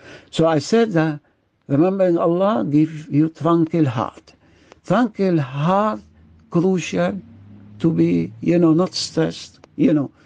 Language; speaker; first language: English; non-native, fluent; Arabic